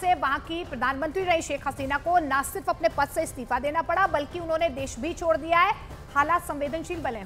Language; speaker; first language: Hindi; native; Hindi